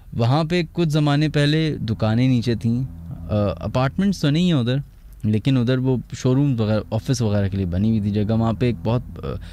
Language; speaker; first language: Urdu; native; Urdu